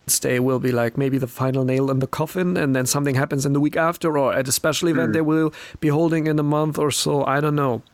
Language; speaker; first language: English; non-native, fluent; German